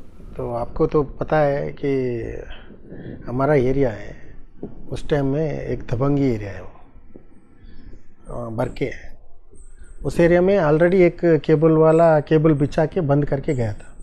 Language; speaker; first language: Hindi; non-native, local second language; Tulu